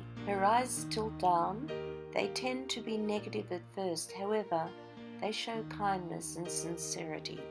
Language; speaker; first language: English; native; English